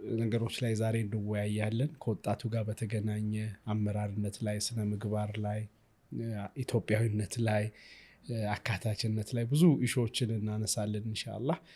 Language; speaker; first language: Amharic; native; Amharic